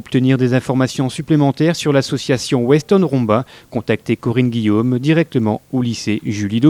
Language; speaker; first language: French; native; French